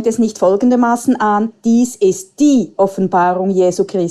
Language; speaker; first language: German; native; German